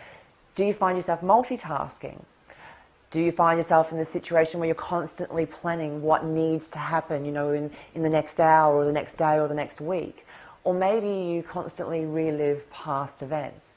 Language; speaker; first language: English; native; English